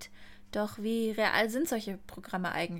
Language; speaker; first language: German; native; German